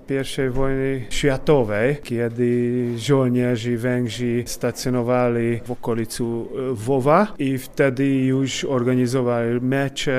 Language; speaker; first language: Polish; non-native, fluent; Hungarian